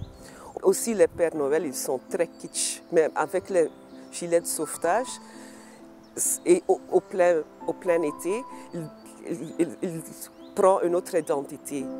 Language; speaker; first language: French; non-native, local second language; Dutch